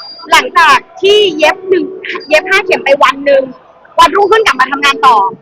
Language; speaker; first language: Thai; native; Thai